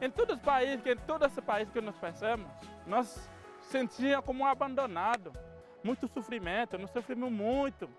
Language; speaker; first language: Portuguese; non-native, learner; Haitian Creole